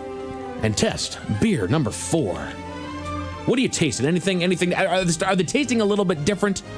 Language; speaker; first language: English; native; English